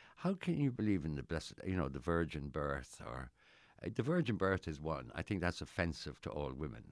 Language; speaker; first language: English; native; English